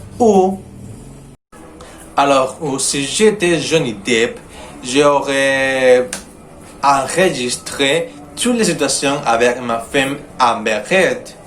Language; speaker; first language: French; non-native, learner; Spanish